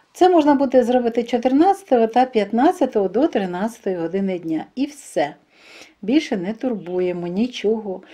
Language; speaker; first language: Ukrainian; non-native, local second language; Russian